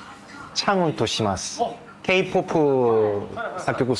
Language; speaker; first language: Japanese; non-native, learner; Korean